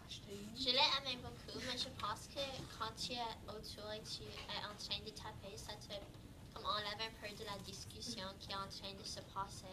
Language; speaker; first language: French; non-native, fluent; English